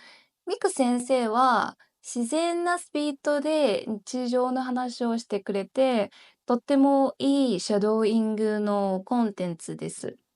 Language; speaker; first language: Japanese; non-native, learner; Chinese